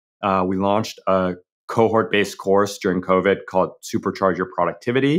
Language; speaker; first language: English; native; English